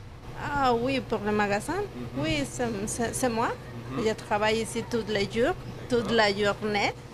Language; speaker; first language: French; non-native, learner; Spanish